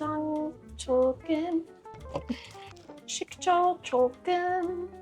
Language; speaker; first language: Korean; non-native, learner; English